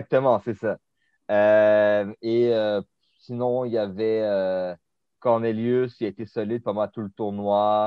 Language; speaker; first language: French; native; French